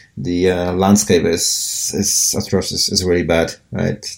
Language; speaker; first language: English; non-native, fluent; Polish